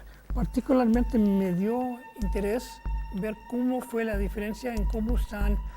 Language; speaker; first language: Spanish; non-native, fluent; English